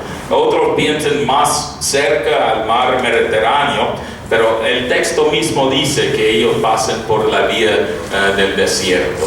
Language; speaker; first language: Spanish; non-native, fluent; English